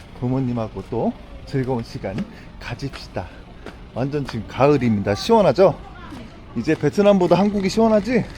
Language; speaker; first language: Korean; native; Korean